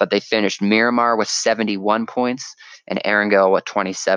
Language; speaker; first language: English; native; English